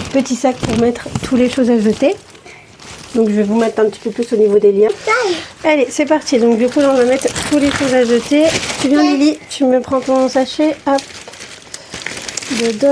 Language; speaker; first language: French; native; French